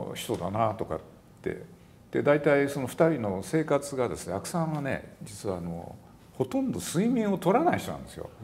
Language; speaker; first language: Japanese; native; Japanese